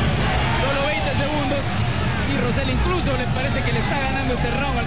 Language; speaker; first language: Spanish; native; Spanish